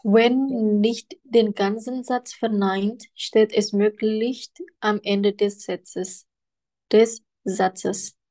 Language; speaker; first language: German; non-native, learner; Indonesian